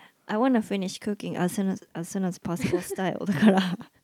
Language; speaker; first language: English; non-native, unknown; Japanese